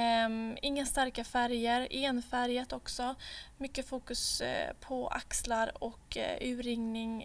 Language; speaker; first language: Swedish; native; Swedish